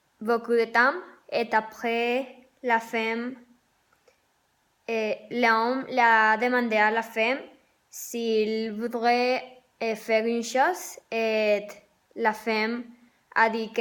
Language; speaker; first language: French; non-native, learner; Spanish